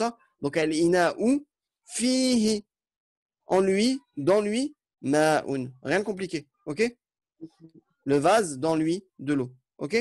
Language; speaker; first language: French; native; French